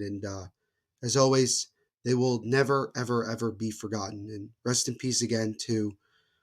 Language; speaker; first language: English; native; English